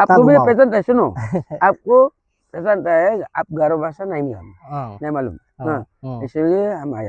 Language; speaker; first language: Hindi; non-native, local second language; Garo